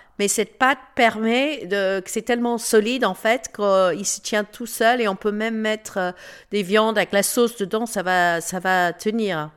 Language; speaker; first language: French; non-native, fluent; English